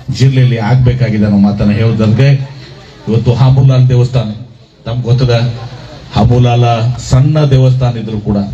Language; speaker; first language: Kannada; native; Kannada